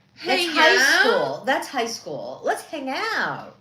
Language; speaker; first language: English; native; English